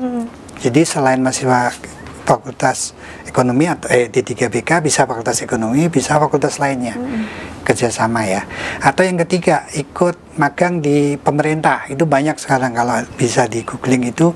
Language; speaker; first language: Indonesian; native; Indonesian